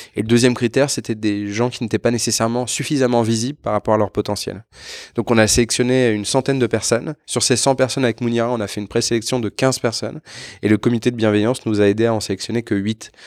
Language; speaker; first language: French; native; French